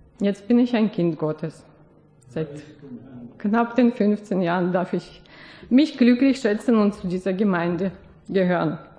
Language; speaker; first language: German; non-native, fluent; Russian